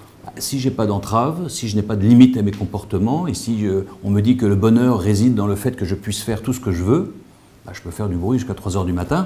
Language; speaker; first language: French; native; French